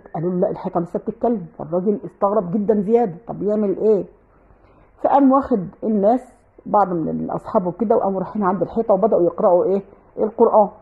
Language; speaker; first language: Arabic; native; Arabic